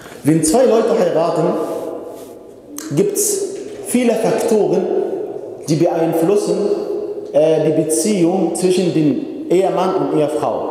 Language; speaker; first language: German; non-native, fluent; Arabic